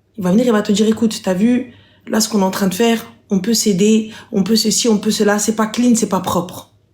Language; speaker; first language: French; native; French